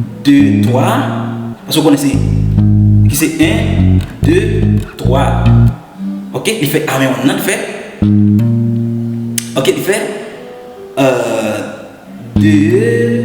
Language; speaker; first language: French; non-native, learner; Haitian Creole